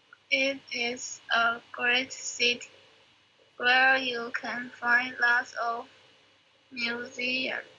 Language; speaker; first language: English; non-native, learner; Chinese